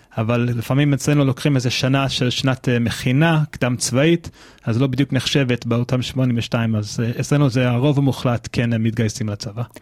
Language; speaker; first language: Hebrew; non-native, fluent; English